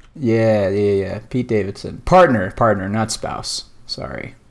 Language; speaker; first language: English; native; English